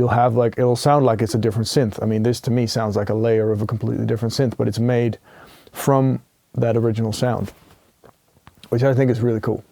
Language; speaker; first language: English; non-native, fluent; Dutch